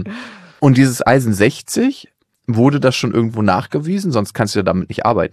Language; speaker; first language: German; native; German